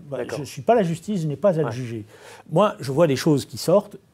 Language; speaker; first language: French; native; French